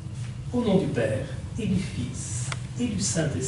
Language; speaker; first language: French; native; French